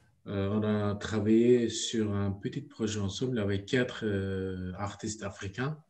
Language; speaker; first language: French; non-native, learner; Turkish